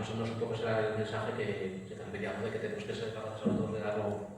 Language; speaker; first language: Spanish; native; Spanish